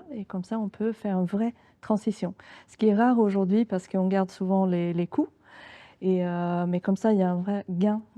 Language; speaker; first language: French; non-native, fluent; Swedish